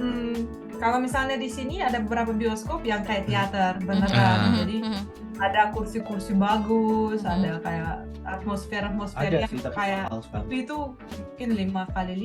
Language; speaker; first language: Indonesian; non-native, fluent; Russian